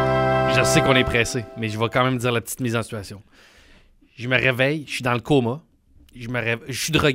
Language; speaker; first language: French; native; French